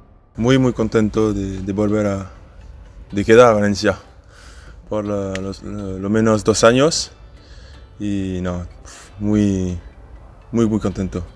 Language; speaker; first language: Spanish; non-native, learner; French